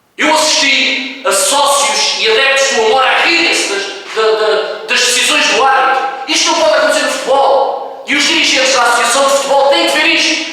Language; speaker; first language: Portuguese; native; Portuguese